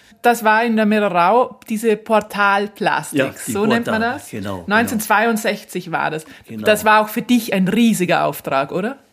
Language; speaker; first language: German; native; German